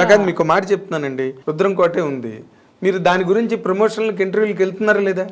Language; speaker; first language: Telugu; native; Telugu